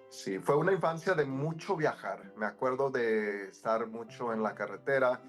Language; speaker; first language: Spanish; early bilingual, heritage; Spanish